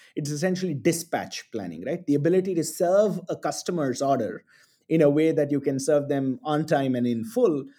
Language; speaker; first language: English; non-native, local second language; Tamil